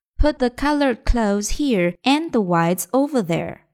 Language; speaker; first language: English; non-native, fluent; Chinese